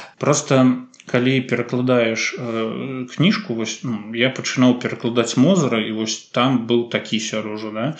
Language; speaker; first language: Belarusian; native; Belarusian